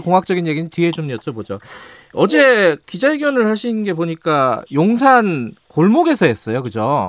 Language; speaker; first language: Korean; native; Korean